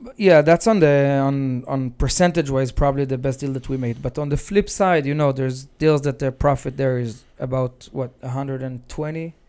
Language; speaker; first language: English; non-native, fluent; Hebrew